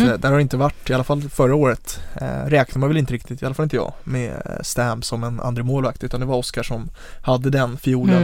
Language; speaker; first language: Swedish; native; Swedish